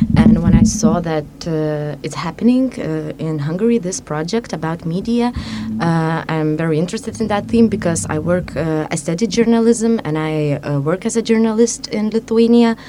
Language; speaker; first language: English; non-native, fluent; Lithuanian